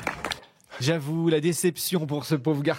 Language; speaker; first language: French; native; French